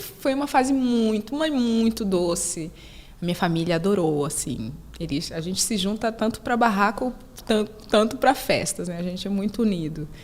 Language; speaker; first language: Portuguese; native; Portuguese